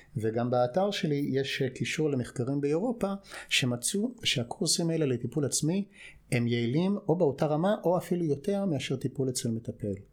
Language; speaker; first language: Hebrew; non-native, fluent; English